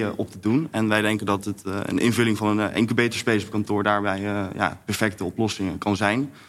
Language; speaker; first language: Dutch; native; Dutch